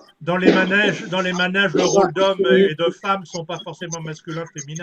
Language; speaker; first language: French; native; French